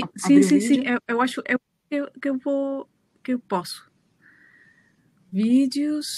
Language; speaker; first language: Portuguese; non-native, learner; Spanish